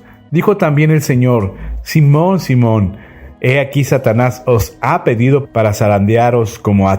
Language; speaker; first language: Spanish; native; Spanish